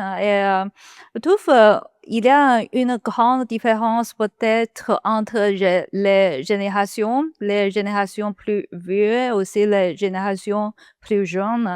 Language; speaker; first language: French; non-native, learner; Chinese